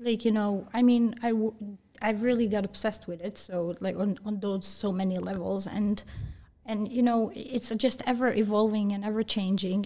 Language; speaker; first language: English; early bilingual, other home language; Bosnian